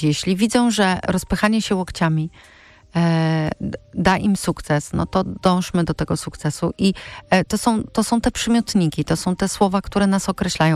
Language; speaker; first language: Polish; native; Polish